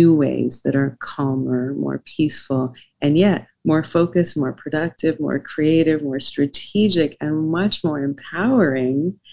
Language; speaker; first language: English; native; English